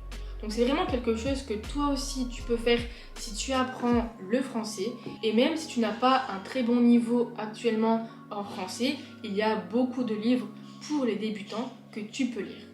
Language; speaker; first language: French; native; French